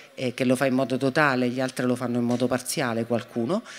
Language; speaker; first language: Italian; native; Italian